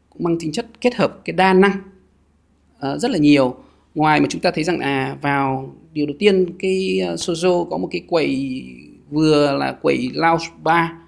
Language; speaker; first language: Vietnamese; native; Vietnamese